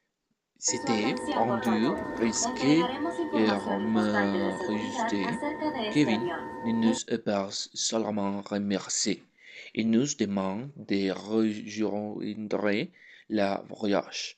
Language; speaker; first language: French; non-native, learner; Spanish